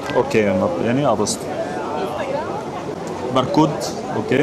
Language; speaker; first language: Italian; non-native, learner; Arabic